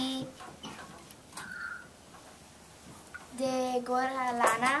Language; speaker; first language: Spanish; non-native, learner; English